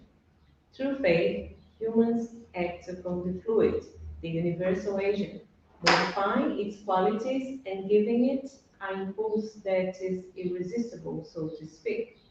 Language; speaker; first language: English; non-native, fluent; Portuguese